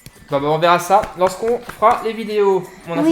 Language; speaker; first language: French; native; French